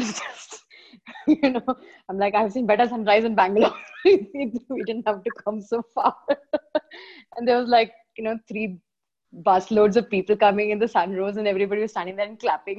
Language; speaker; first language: English; non-native, local second language; Malayalam